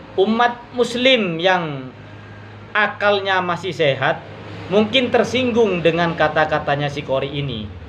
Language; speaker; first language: Indonesian; non-native, local second language; Madurese